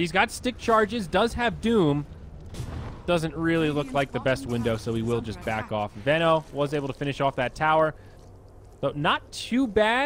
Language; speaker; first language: English; native; English